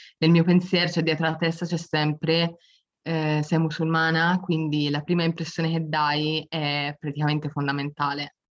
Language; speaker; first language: Italian; native; Italian